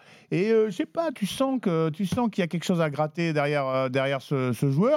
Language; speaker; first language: French; native; French